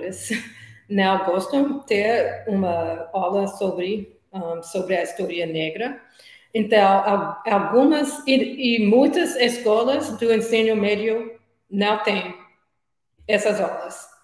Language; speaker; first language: Portuguese; non-native, learner; English